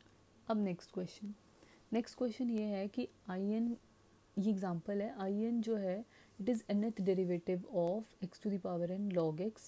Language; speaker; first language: Hindi; native; Hindi